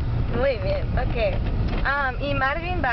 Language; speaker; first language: Spanish; non-native, learner; English